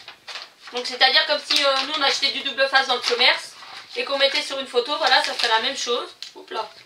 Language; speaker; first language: French; native; French